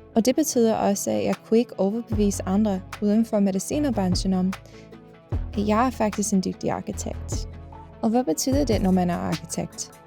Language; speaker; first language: Danish; non-native, fluent; English